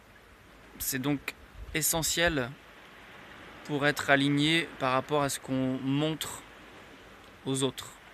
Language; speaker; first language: French; native; French